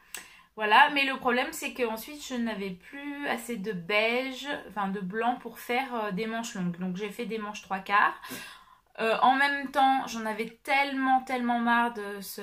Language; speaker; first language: French; native; French